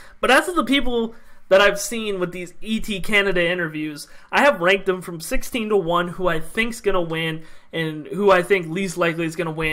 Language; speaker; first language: English; native; English